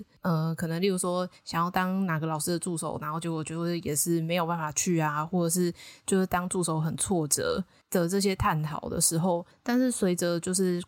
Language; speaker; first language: Chinese; native; Chinese